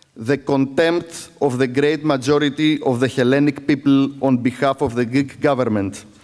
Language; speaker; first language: English; non-native, fluent; Greek